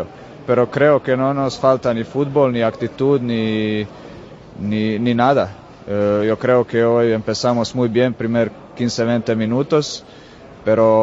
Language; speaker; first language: Spanish; non-native, fluent; Croatian